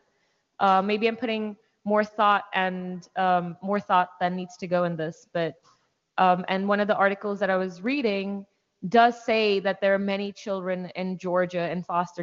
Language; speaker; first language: English; non-native, local second language; Hindi